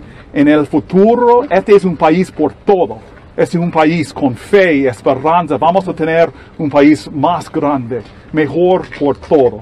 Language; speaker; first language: Spanish; non-native, learner; English